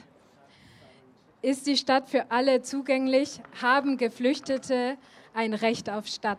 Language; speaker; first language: German; native; German